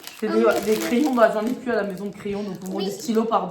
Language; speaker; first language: French; native; French